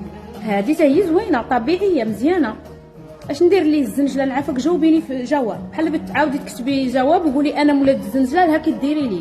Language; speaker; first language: Arabic; native; Arabic